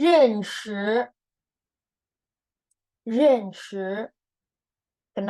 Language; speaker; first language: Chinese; non-native, fluent; Indonesian